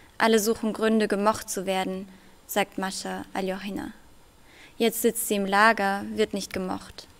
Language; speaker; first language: German; early bilingual, other home language; Russian